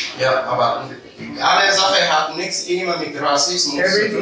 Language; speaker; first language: German; non-native, learner; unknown